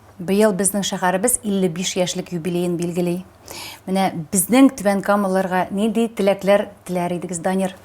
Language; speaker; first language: Tatar; native; Tatar